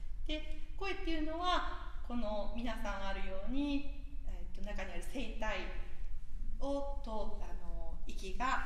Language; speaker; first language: Japanese; native; Japanese